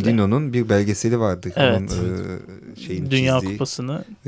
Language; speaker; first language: Turkish; native; Turkish